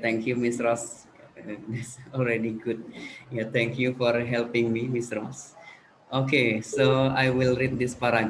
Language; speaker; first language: English; non-native, fluent; Indonesian